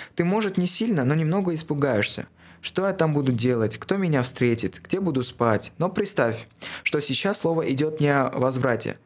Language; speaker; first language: Russian; non-native, local second language; Armenian